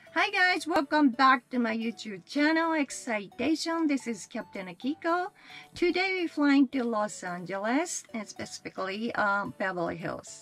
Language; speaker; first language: English; non-native, fluent; Japanese